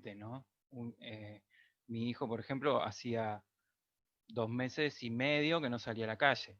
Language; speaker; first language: Spanish; native; Spanish